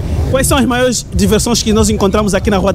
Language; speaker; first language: Portuguese; native; Portuguese